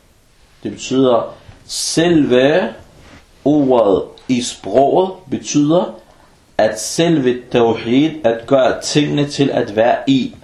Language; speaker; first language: Danish; early bilingual, other home language; Arabic